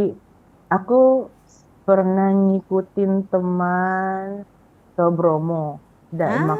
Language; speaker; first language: Indonesian; non-native, fluent; Filipino